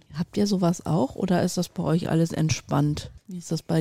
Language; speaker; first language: German; native; German